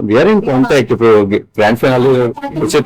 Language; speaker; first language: Telugu; non-native, learner; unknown